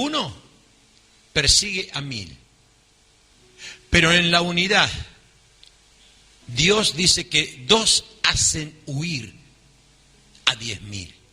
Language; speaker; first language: Spanish; native; Spanish